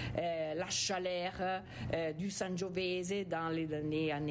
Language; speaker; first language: French; non-native, fluent; Italian